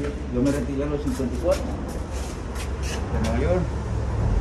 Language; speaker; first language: Spanish; native; Spanish